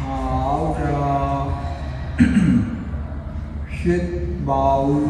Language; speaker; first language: Vietnamese; non-native, learner; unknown